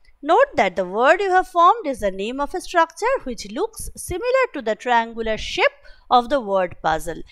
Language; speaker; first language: English; non-native, local second language; Bangla